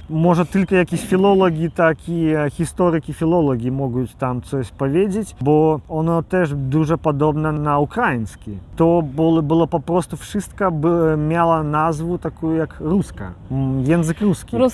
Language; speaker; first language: Polish; non-native, local second language; Belarusian